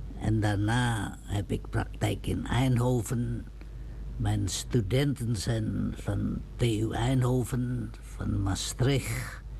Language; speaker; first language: Dutch; non-native, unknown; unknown